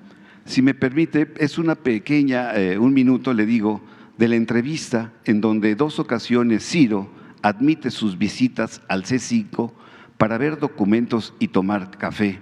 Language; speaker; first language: Spanish; native; Spanish